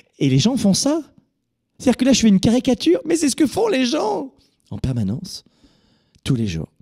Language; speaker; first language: French; native; French